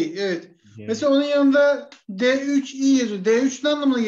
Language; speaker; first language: Turkish; native; Turkish